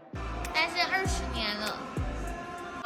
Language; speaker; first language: Chinese; non-native, learner; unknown